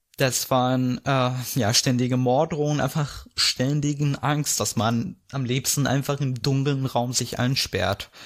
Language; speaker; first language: German; non-native, fluent; Arabic